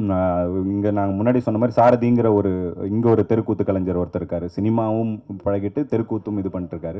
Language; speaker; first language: Tamil; native; Tamil